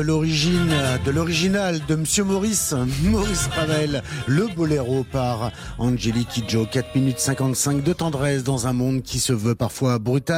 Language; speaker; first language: French; native; French